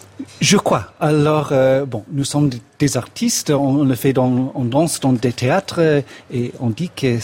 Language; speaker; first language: French; non-native, fluent; English